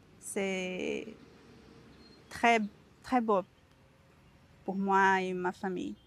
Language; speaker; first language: French; non-native, learner; Portuguese